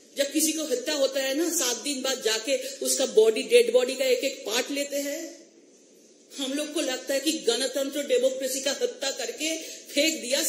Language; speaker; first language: Hindi; non-native, local second language; Bangla